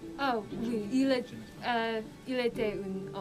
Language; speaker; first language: French; non-native, learner; English